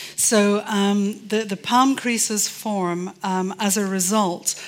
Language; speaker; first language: English; native; English